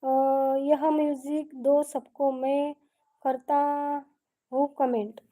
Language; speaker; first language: Hindi; non-native, local second language; Marathi